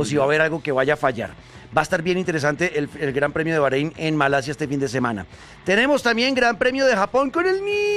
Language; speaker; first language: Spanish; native; Spanish